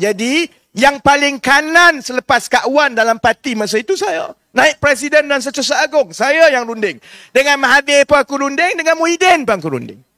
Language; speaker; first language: Malay; native; Malay